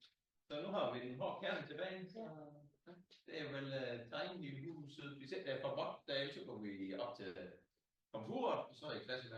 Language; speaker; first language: Danish; native; Danish